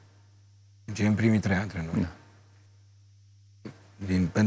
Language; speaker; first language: Romanian; native; Romanian